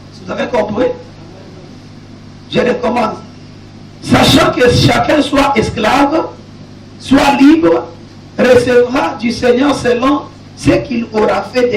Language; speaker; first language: French; non-native, local second language; Lingala